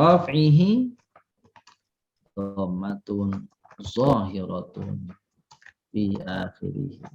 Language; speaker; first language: Arabic; non-native, fluent; Indonesian